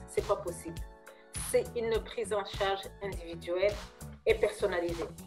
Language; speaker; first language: French; non-native, local second language; Kinyarwanda